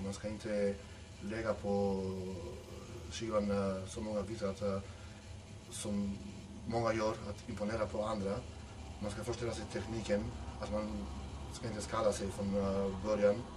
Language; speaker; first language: Swedish; non-native, fluent; Macedonian